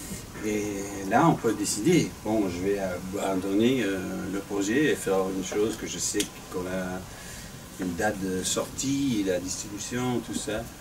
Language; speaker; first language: French; non-native, fluent; English